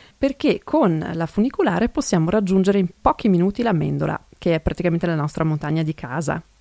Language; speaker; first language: Italian; non-native, local second language; German